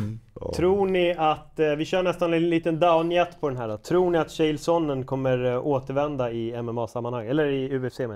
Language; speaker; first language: Swedish; native; Swedish